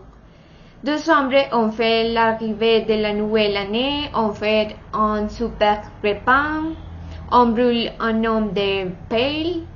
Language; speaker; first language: French; non-native, learner; Spanish